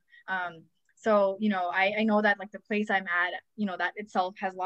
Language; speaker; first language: English; native; English